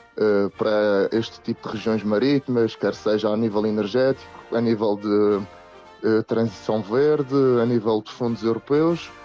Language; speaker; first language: Portuguese; native; Portuguese